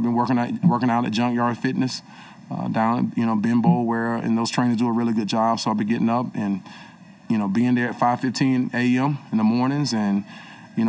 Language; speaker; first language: English; native; English